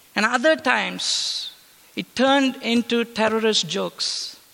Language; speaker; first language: English; non-native, local second language; Tamil